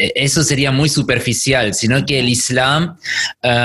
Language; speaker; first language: Spanish; non-native, fluent; German